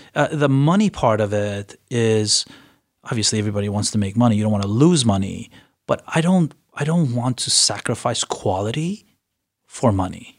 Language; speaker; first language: English; early bilingual, other home language; Persian